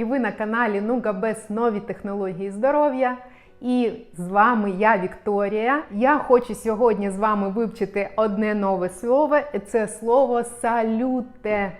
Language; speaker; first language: Ukrainian; non-native, local second language; Russian